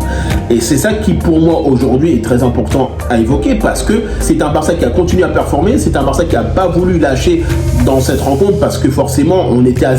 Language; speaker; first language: French; native; French